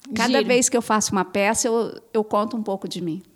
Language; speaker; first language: Portuguese; native; Portuguese